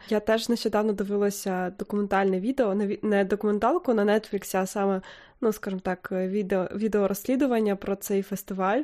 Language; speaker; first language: Ukrainian; native; Ukrainian